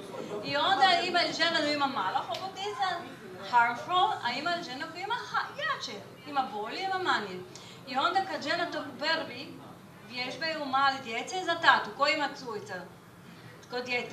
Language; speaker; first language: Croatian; non-native, learner; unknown